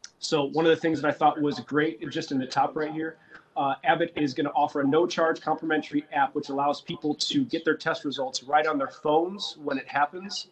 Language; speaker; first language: English; native; English